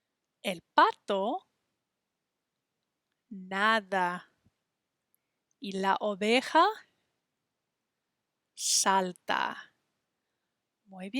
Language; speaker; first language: Spanish; non-native, fluent; English